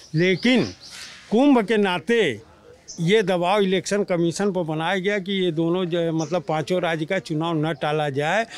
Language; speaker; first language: Hindi; native; Hindi